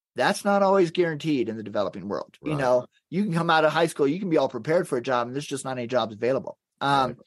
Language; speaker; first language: English; native; English